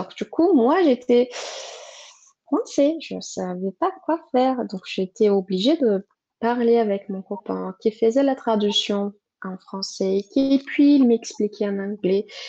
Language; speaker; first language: French; non-native, fluent; Portuguese